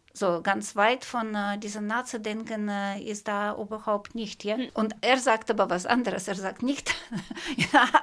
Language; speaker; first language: German; non-native, fluent; Russian